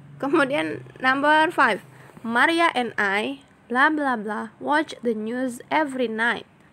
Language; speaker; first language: English; non-native, fluent; Indonesian